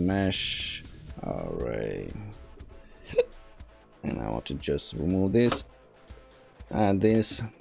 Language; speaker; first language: English; non-native, fluent; Norwegian